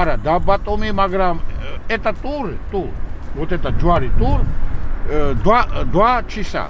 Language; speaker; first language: Russian; non-native, learner; Georgian